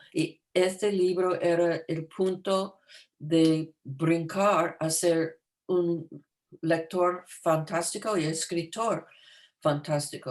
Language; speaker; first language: Spanish; non-native, fluent; English